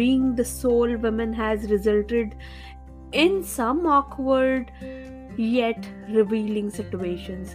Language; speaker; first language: English; non-native, local second language; Hindi